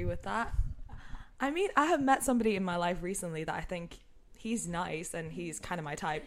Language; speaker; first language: English; non-native, local second language; Cantonese